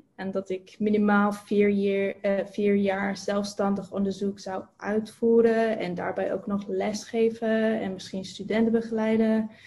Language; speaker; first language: Dutch; non-native, fluent; English